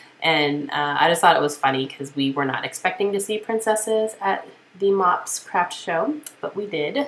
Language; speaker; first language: English; native; English